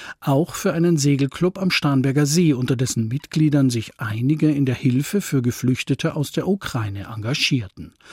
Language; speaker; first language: German; native; German